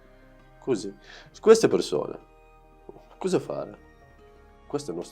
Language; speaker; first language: Italian; non-native, learner; Arabic